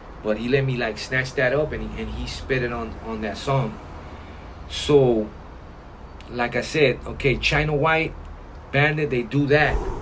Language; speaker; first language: English; early bilingual, other home language; Spanish